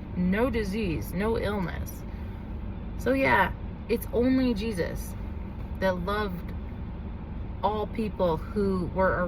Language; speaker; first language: English; native; English